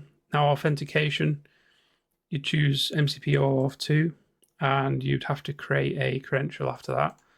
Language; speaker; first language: English; native; English